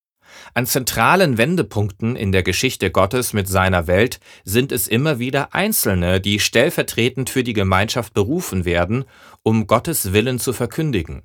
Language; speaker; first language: German; native; German